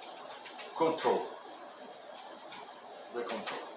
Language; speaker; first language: English; non-native, learner; Portuguese